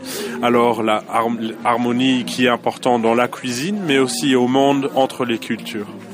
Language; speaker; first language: French; non-native, fluent; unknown